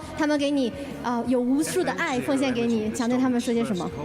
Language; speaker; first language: Chinese; native; Chinese